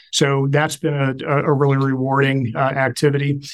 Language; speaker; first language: English; native; English